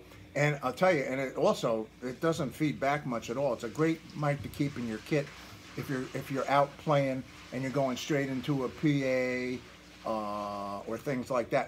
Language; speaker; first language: English; native; English